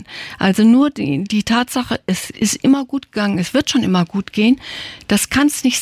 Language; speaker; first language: German; native; German